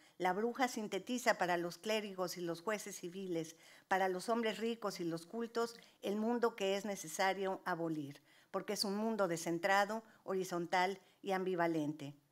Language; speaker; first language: Spanish; native; Spanish